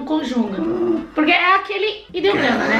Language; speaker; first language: Portuguese; non-native, fluent; Chinese